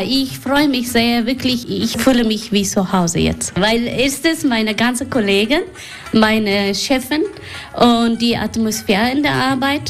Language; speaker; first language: German; non-native, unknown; Persian